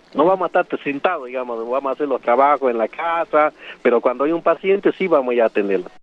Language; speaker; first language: Spanish; non-native, local second language; Guarani